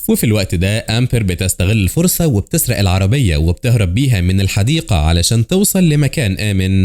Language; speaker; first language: Arabic; native; Arabic